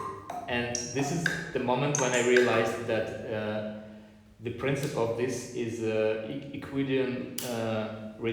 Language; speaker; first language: English; non-native, fluent; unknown